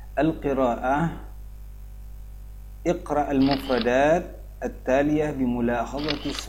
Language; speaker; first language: Arabic; non-native, fluent; Indonesian